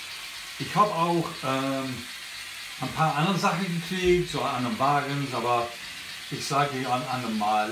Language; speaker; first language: German; non-native, learner; English